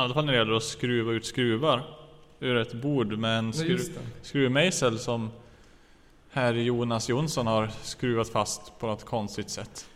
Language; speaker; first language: Swedish; native; Swedish